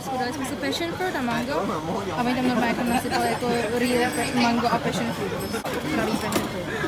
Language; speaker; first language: Czech; early bilingual, other home language; Vietnamese